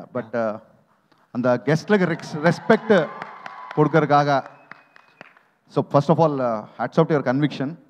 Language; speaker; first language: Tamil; non-native, learner; Telugu